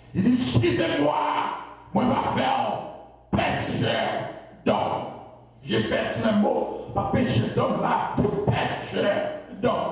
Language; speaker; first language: French; non-native, local second language; Haitian Creole